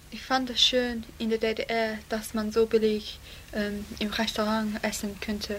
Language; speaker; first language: German; non-native, learner; English